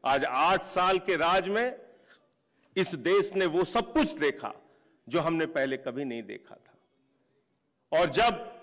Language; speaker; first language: Hindi; native; Hindi